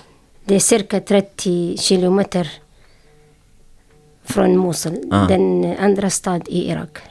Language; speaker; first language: Swedish; non-native, learner; Syriac